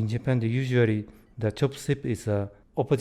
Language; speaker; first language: English; non-native, learner; Japanese